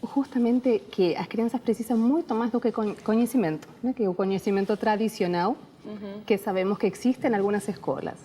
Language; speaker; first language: Portuguese; non-native, fluent; Spanish